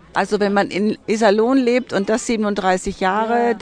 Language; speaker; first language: German; native; German